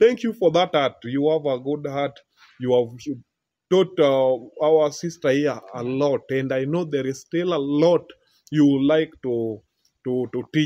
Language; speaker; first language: English; non-native, local second language; Luo (Kenya and Tanzania)